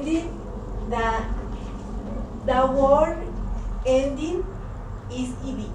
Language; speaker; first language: English; non-native, learner; Spanish